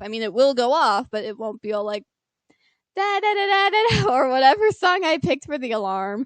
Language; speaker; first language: English; native; English